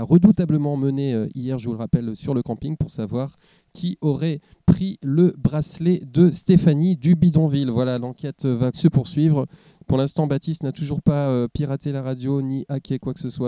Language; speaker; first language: French; native; French